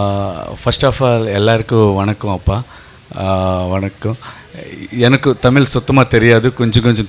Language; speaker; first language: Tamil; non-native, learner; Telugu